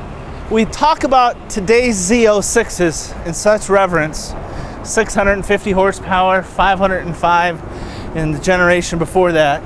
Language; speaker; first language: English; native; English